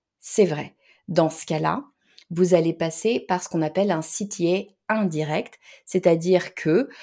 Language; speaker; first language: French; native; French